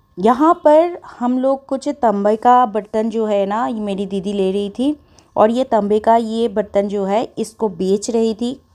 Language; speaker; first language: Hindi; non-native, local second language; Bangla